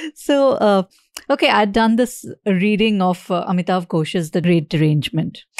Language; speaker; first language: English; non-native, local second language; Hindi